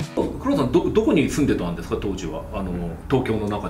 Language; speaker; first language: Japanese; native; Japanese